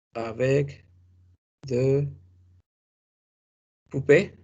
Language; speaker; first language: French; non-native, fluent; Spanish